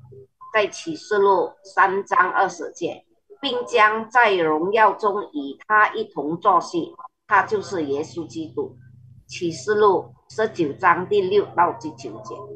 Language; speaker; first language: Chinese; early bilingual, heritage; Chinese